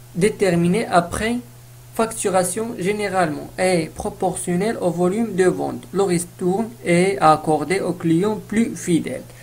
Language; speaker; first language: French; non-native, local second language; Arabic